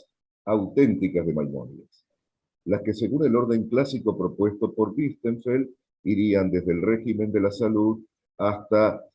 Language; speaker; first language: Spanish; native; Spanish